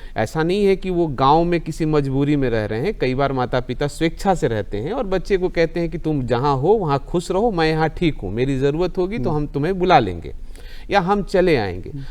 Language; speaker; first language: Hindi; native; Hindi